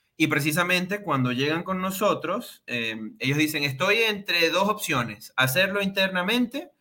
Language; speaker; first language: Spanish; native; Spanish